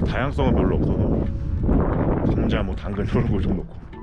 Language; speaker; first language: Korean; native; Korean